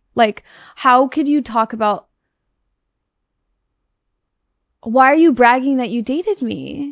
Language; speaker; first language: English; native; English